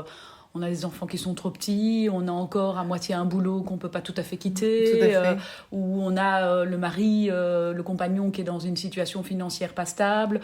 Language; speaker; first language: French; native; French